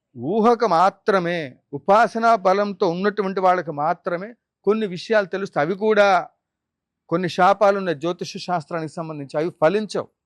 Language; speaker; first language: Telugu; native; Telugu